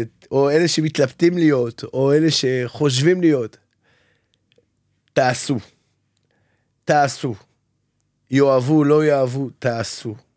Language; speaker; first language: Hebrew; non-native, fluent; French